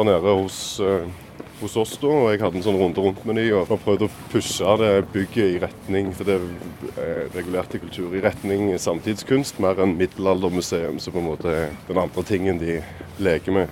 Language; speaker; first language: Norwegian; native; Norwegian